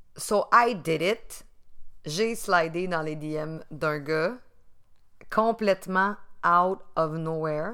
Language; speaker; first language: French; native; French